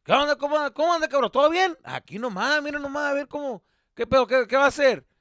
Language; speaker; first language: Spanish; early bilingual, other home language; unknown